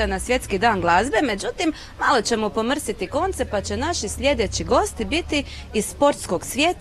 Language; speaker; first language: Croatian; native; Croatian